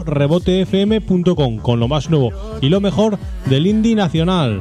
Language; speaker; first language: Spanish; native; Spanish